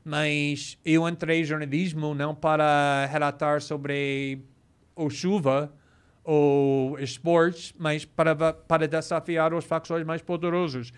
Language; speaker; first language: Portuguese; non-native, fluent; English